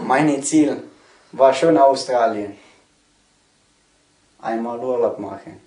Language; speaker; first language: German; non-native, learner; Romanian